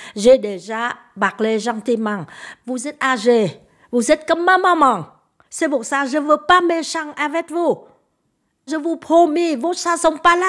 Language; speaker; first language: French; non-native, learner; Vietnamese